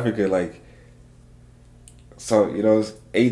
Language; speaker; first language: English; non-native, local second language; Zulu